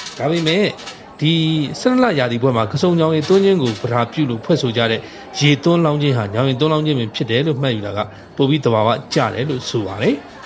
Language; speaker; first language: Burmese; native; Burmese